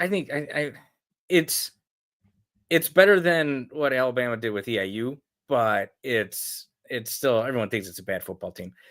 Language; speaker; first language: English; native; English